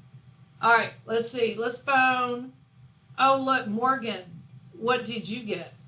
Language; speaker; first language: English; native; English